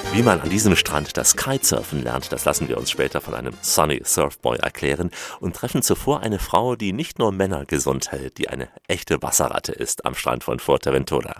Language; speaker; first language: German; native; German